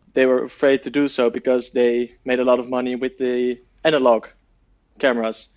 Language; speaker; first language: English; non-native, fluent; Dutch